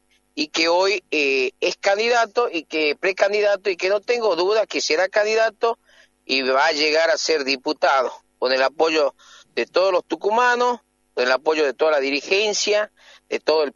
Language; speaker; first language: Spanish; native; Spanish